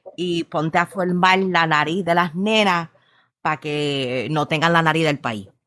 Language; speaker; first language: Spanish; early bilingual, heritage; Spanish